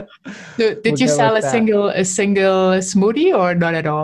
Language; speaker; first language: English; non-native, fluent; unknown